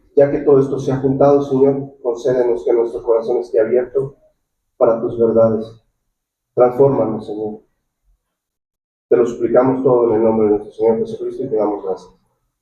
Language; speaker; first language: Spanish; native; Spanish